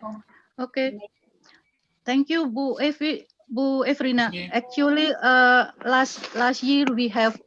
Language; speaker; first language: English; non-native, fluent; Indonesian